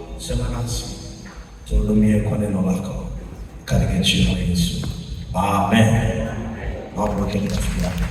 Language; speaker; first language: Swahili; non-native, local second language; Masai